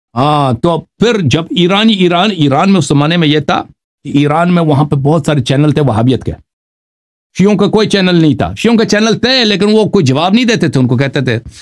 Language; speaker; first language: Urdu; non-native, fluent; Persian